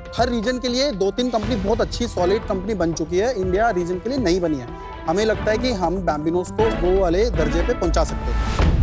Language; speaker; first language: Hindi; native; Hindi